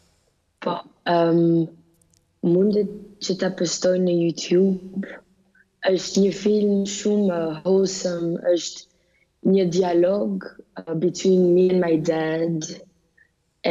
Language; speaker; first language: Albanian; early bilingual, heritage; Albanian